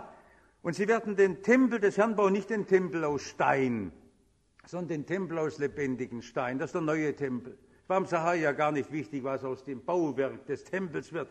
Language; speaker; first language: German; native; German